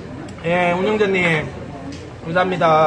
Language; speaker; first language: Korean; native; Korean